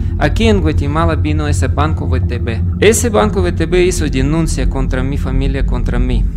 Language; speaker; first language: Spanish; non-native, fluent; Russian